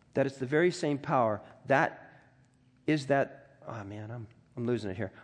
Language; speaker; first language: English; native; English